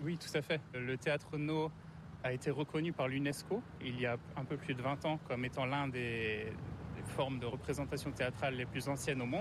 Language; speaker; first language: French; native; French